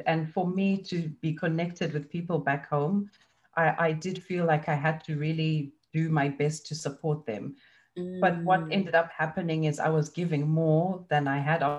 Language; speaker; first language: English; non-native, local second language; Shona